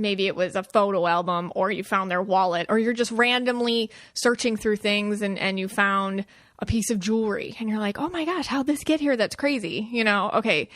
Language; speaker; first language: English; native; English